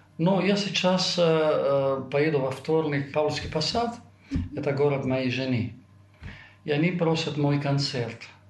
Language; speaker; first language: Russian; non-native, fluent; Italian